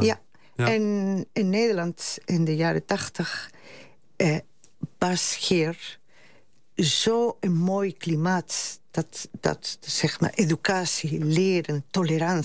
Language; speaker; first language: Dutch; non-native, fluent; Spanish